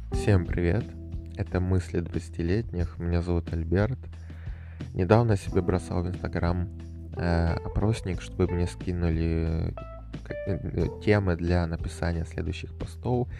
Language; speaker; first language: Russian; native; Russian